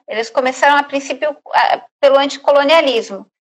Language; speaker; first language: Portuguese; native; Portuguese